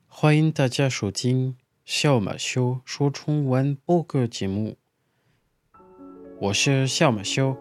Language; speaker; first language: Chinese; non-native, fluent; French